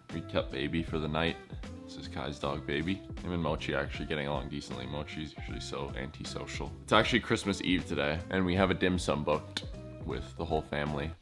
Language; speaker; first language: English; native; English